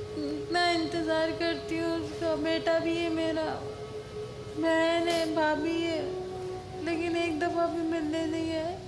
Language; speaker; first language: Urdu; native; Urdu